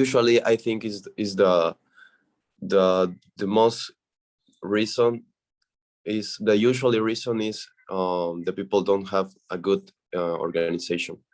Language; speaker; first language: English; non-native, learner; Spanish